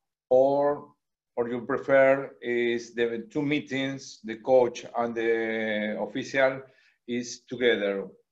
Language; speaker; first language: English; non-native, learner; Spanish